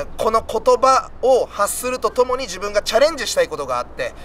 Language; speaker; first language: Japanese; native; Japanese